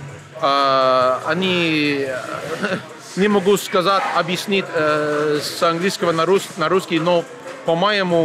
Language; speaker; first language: Russian; non-native, learner; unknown